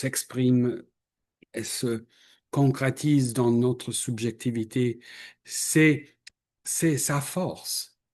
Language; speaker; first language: French; non-native, fluent; English